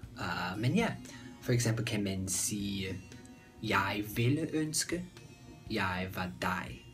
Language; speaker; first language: Danish; non-native, fluent; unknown